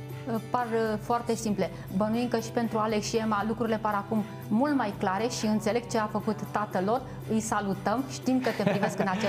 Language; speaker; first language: Romanian; native; Romanian